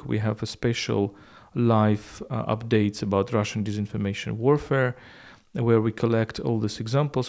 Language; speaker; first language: English; non-native, fluent; Ukrainian